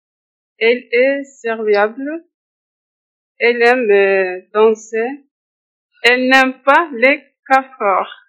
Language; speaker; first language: French; non-native, learner; Turkish